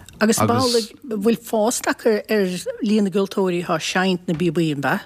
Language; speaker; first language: Irish; native; Irish